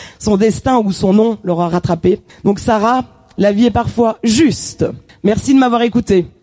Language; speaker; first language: French; native; French